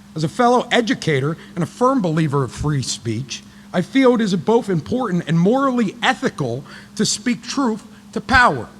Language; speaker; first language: English; native; English